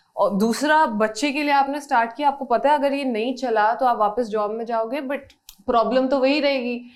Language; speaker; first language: Hindi; native; Hindi